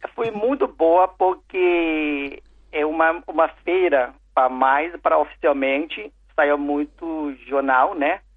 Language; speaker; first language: Portuguese; non-native, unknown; Chinese